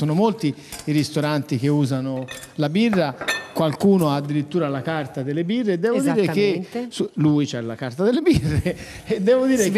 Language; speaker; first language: Italian; native; Italian